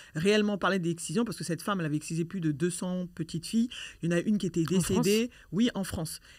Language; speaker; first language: French; native; French